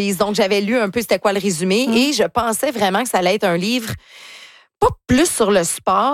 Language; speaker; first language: French; native; French